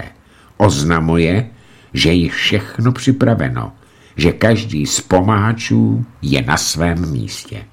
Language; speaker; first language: Czech; native; Czech